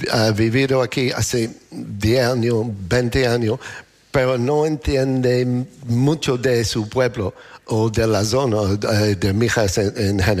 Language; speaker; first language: Spanish; non-native, learner; English